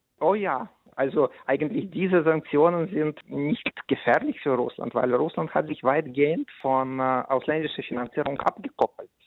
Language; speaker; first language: German; non-native, fluent; Russian